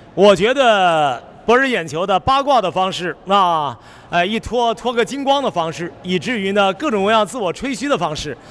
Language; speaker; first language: Chinese; native; Chinese